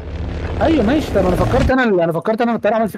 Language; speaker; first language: Arabic; native; Arabic